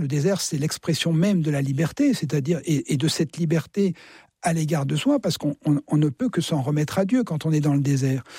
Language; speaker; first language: French; native; French